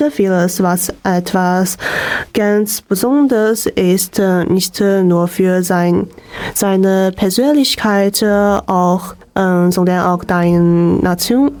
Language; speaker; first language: German; non-native, learner; Chinese